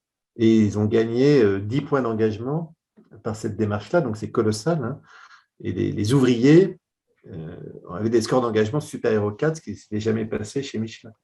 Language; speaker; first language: French; native; French